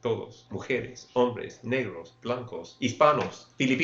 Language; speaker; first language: Spanish; non-native, fluent; English